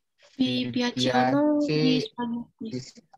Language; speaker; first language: Italian; non-native, learner; Indonesian